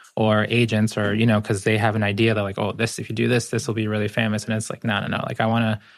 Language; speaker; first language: English; early bilingual, other home language; Spanish